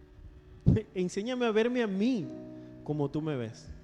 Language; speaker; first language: Spanish; native; Spanish